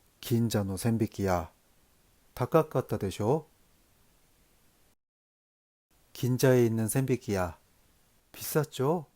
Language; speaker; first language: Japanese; non-native, learner; Korean